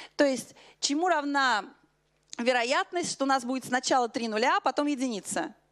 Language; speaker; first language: Russian; native; Russian